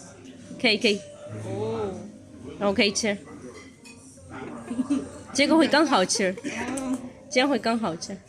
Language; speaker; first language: Chinese; non-native, fluent; Urdu